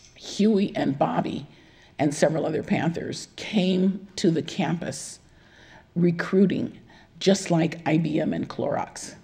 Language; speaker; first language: English; native; English